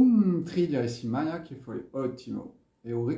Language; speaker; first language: Portuguese; non-native, fluent; French